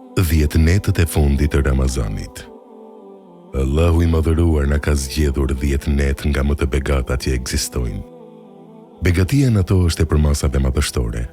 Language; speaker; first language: Albanian; native; Albanian